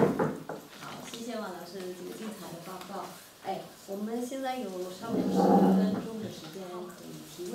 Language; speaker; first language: Chinese; non-native, fluent; German